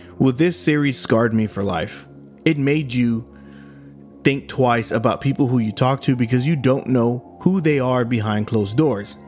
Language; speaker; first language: English; native; English